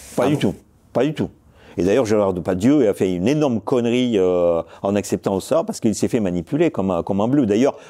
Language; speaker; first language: French; non-native, fluent; Russian